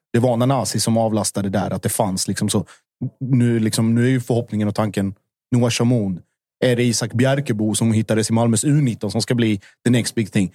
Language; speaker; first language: Swedish; native; Swedish